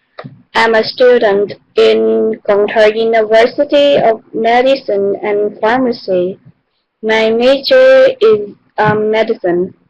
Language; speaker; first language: English; non-native, learner; Vietnamese